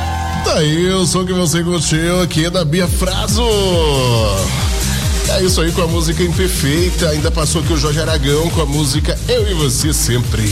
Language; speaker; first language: Portuguese; native; Portuguese